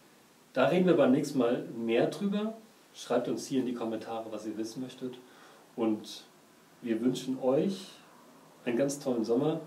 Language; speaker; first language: German; native; German